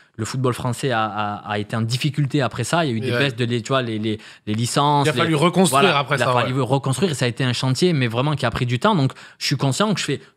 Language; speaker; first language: French; native; French